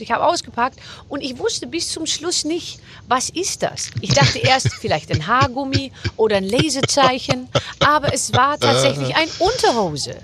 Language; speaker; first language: German; native; German